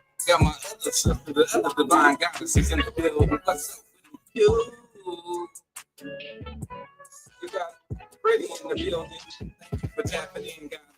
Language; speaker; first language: English; native; English